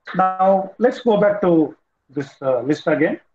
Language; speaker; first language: English; non-native, local second language; Telugu